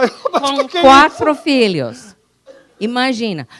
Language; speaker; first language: Portuguese; non-native, fluent; English